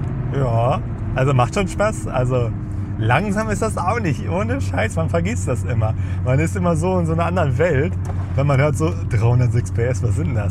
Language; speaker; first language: German; native; German